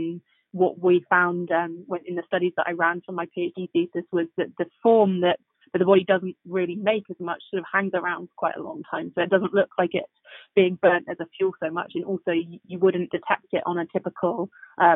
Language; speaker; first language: English; native; English